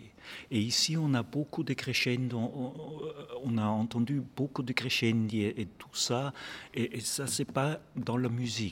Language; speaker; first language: French; non-native, fluent; German